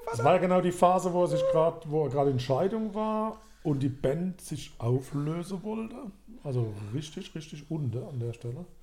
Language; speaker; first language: German; native; German